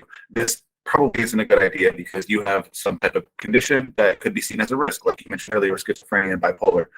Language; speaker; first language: English; native; English